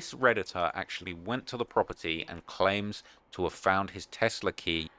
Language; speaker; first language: English; native; English